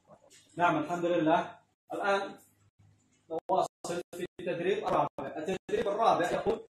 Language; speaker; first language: Arabic; non-native, fluent; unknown